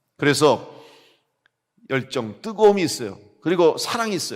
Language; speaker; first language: Korean; native; Korean